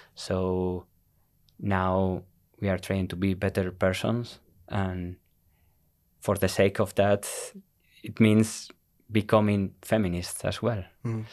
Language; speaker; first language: English; non-native, fluent; Spanish